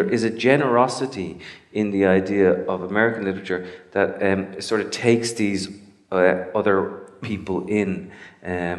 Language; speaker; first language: English; native; English